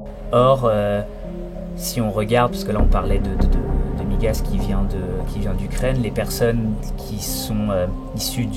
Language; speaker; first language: French; native; French